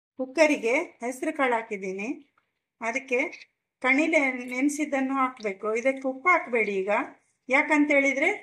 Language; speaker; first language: Kannada; non-native, local second language; Konkani